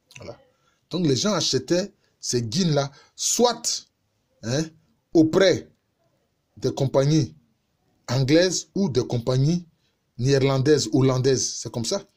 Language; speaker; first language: French; non-native, local second language; Baoulé